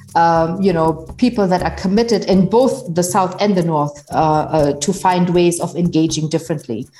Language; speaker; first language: English; non-native, fluent; German